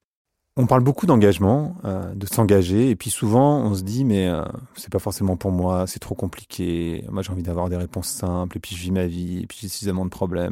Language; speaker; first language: French; native; French